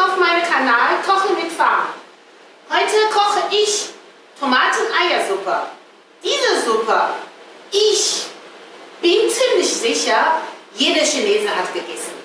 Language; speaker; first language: German; non-native, fluent; Chinese